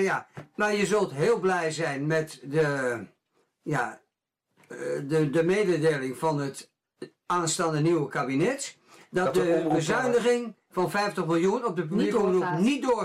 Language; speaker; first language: Dutch; native; Dutch